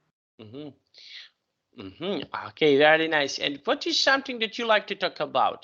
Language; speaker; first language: English; non-native, fluent; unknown